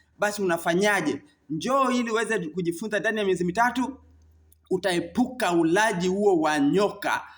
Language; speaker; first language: Swahili; native; Swahili